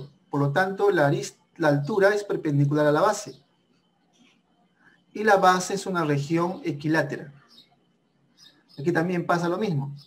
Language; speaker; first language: Spanish; native; Spanish